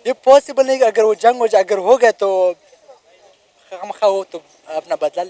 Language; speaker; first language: Hindi; non-native, local second language; Pashto